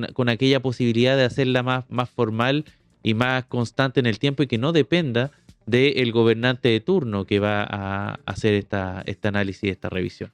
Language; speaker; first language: Spanish; native; Spanish